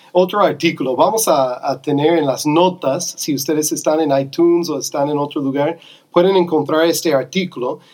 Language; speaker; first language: Spanish; non-native, fluent; English